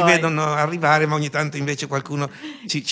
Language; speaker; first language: Italian; native; Italian